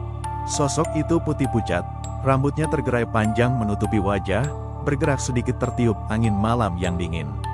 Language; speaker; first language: Indonesian; native; Indonesian